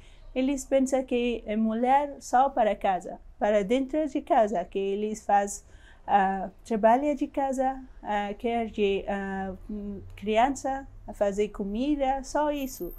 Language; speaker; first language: Portuguese; non-native, learner; Persian